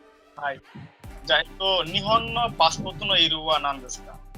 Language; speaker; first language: Japanese; non-native, fluent; Bangla